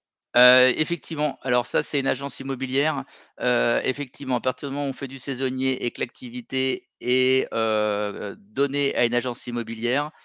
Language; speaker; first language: French; native; French